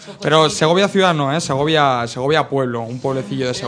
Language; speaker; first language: Spanish; native; Spanish